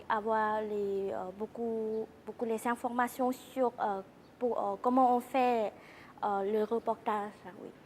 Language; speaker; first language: French; non-native, learner; Lao